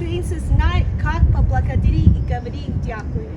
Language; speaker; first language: Russian; non-native, learner; English